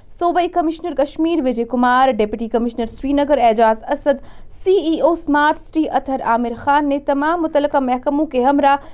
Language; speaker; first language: Urdu; non-native, local second language; Kashmiri